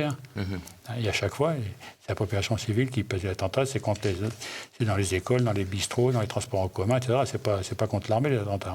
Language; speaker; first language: French; native; French